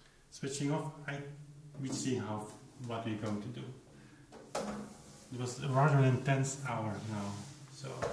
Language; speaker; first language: English; non-native, fluent; Dutch